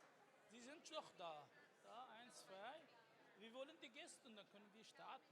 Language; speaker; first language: German; non-native, learner; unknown